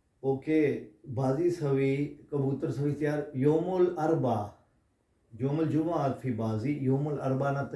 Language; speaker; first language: Arabic; non-native, learner; Urdu